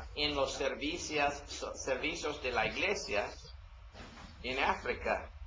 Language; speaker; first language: Spanish; non-native, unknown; English